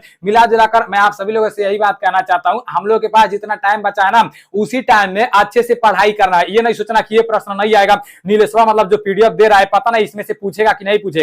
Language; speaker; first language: Hindi; native; Hindi